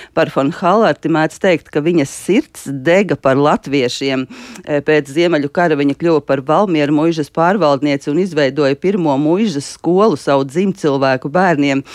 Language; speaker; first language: Latvian; native; Latvian